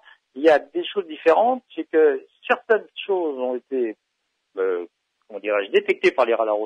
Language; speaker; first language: French; native; French